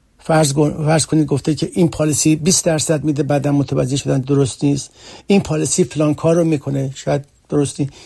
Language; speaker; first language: Persian; early bilingual, heritage; Persian